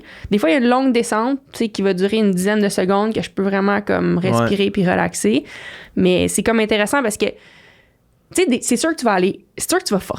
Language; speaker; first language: French; native; French